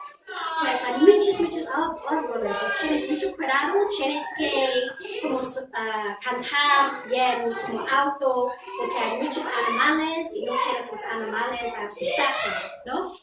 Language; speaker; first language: Spanish; non-native, fluent; English